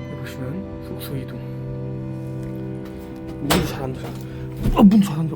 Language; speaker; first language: Korean; native; Korean